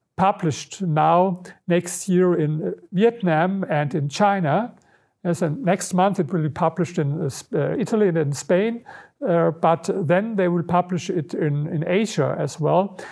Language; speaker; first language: English; non-native, fluent; German